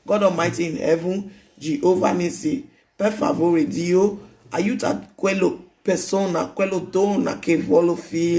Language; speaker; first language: Italian; non-native, learner; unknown